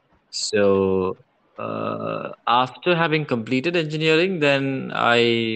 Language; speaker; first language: English; non-native, local second language; Malayalam